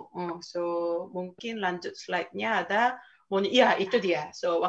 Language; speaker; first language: Indonesian; non-native, fluent; Korean